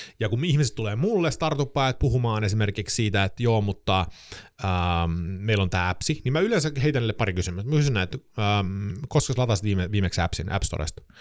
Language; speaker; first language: Finnish; early bilingual, heritage; Finnish